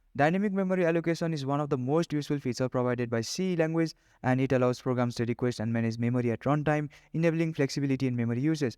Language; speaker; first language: English; non-native, local second language; Nepali